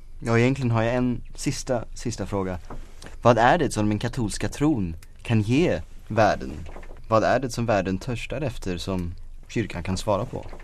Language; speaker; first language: Swedish; native; Swedish